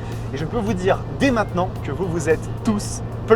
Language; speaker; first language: French; native; French